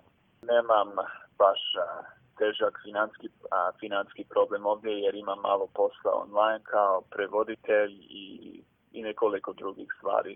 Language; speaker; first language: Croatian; early bilingual, heritage; English